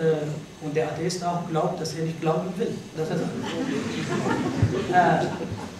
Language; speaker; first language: German; non-native, fluent; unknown